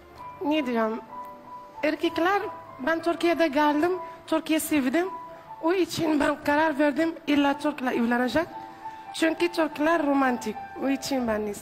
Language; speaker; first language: Turkish; non-native, learner; Arabic